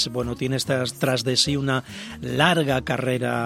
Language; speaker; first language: Spanish; native; Spanish